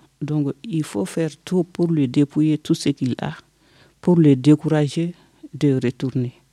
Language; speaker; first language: French; non-native, local second language; Bambara